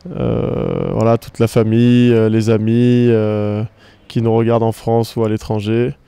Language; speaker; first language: French; native; French